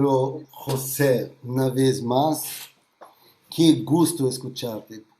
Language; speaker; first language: Spanish; non-native, fluent; Portuguese